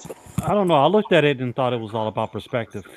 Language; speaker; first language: English; native; English